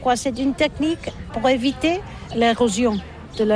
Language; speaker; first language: French; non-native, learner; Catalan